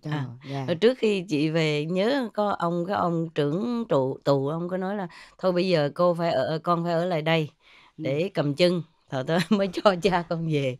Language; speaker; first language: Vietnamese; native; Vietnamese